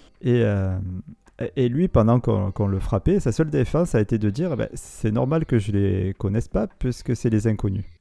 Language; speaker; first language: French; native; French